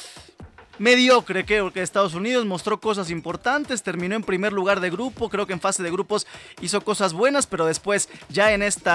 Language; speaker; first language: Spanish; native; Spanish